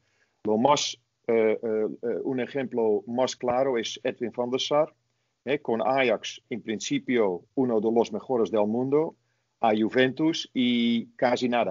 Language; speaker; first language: Spanish; non-native, fluent; Dutch